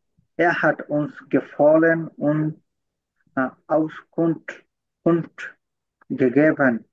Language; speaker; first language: German; non-native, learner; Bangla